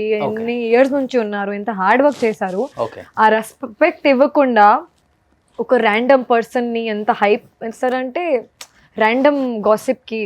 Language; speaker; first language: Telugu; non-native, fluent; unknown